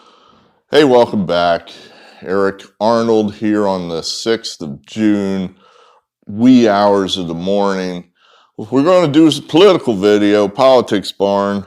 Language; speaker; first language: English; native; English